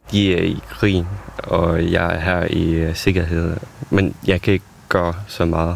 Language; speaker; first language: Danish; non-native, fluent; Ukrainian